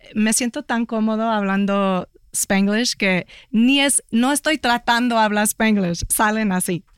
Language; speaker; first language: Spanish; early bilingual, heritage; Spanish